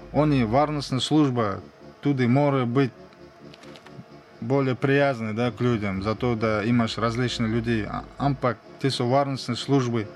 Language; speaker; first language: Slovenian; non-native, learner; Russian